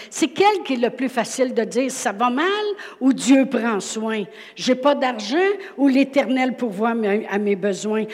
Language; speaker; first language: French; native; French